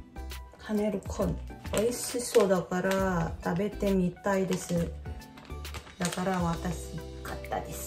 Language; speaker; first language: Japanese; non-native, learner; Indonesian